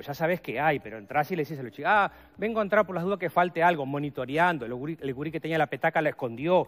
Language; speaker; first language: Spanish; native; Spanish